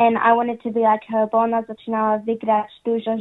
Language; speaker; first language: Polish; early bilingual, heritage; English